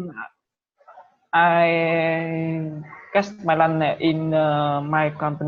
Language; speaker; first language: English; non-native, learner; Vietnamese